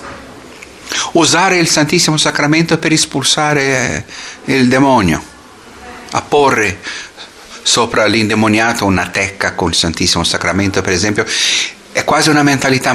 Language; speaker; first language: Italian; non-native, fluent; Portuguese